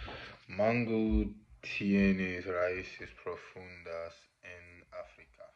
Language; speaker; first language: Spanish; non-native, learner; English